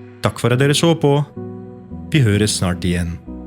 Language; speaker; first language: Norwegian; non-native, fluent; Polish